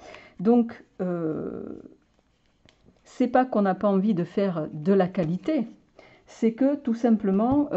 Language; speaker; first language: French; native; French